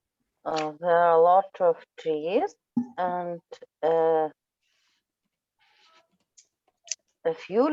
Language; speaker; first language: English; non-native, learner; Russian